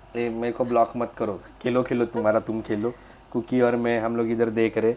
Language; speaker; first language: Hindi; non-native, local second language; Marathi